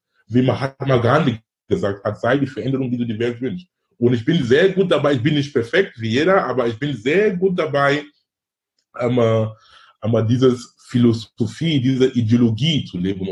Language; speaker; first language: German; non-native, fluent; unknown